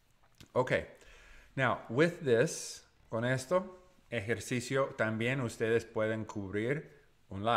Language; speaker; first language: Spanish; non-native, learner; English